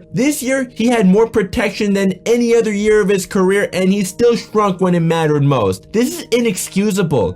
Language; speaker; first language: English; native; English